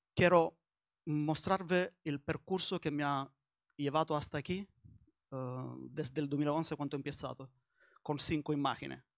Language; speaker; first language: Spanish; non-native, learner; Italian